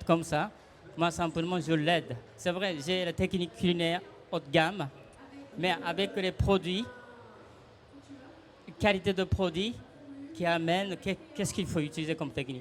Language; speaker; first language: French; non-native, fluent; Japanese